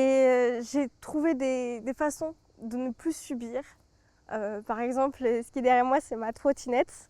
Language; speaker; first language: French; native; French